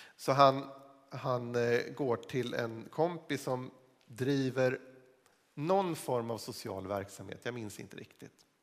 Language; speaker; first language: Swedish; native; Swedish